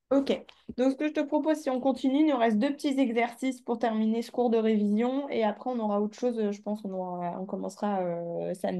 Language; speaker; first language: French; native; French